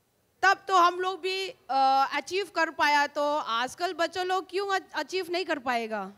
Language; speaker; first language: Hindi; non-native, local second language; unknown